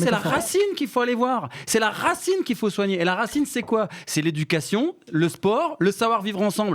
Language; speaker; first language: French; native; French